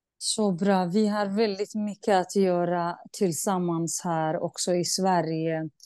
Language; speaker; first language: Swedish; non-native, fluent; Kurdish